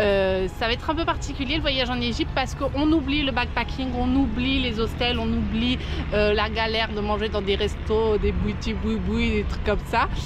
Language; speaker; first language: French; native; French